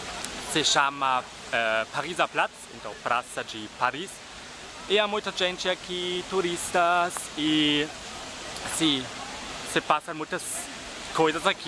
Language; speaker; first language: Portuguese; non-native, fluent; German